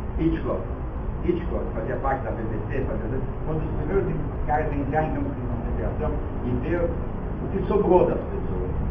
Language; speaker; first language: Portuguese; early bilingual, other home language; Yiddish